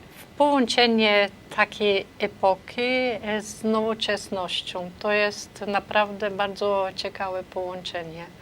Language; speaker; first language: Polish; non-native, fluent; German